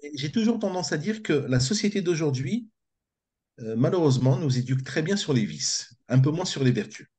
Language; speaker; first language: French; native; French